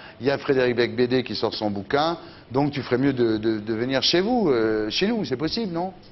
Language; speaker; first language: French; native; French